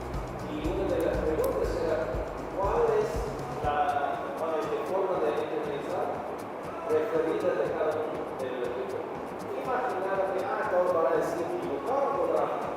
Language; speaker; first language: Spanish; non-native, fluent; English